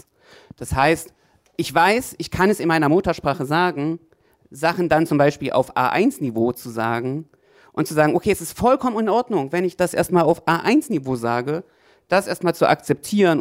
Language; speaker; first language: German; native; German